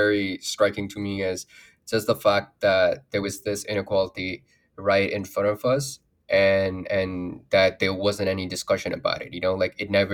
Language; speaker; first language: English; non-native, local second language; Urdu